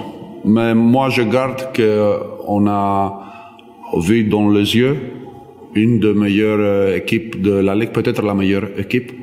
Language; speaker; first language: French; non-native, learner; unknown